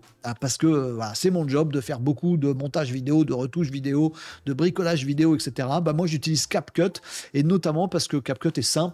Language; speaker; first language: French; native; French